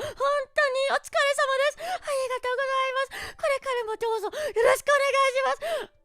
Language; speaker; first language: Japanese; non-native, learner; English